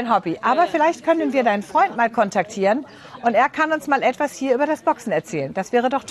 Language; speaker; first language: German; native; German